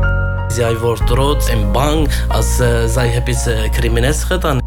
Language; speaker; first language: Dutch; non-native, learner; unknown